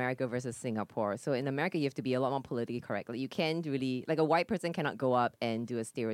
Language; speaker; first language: English; native; English